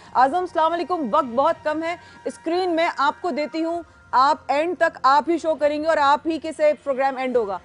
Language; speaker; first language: Urdu; native; Urdu